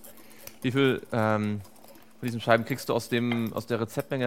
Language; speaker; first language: German; native; German